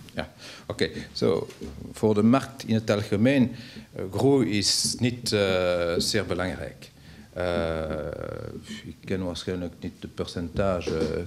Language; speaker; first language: Dutch; non-native, local second language; French